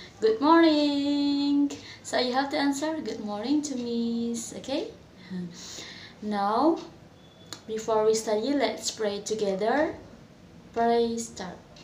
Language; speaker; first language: English; non-native, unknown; Indonesian